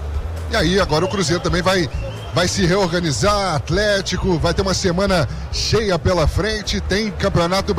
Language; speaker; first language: Portuguese; native; Portuguese